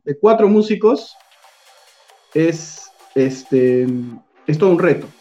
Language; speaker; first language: Spanish; native; Spanish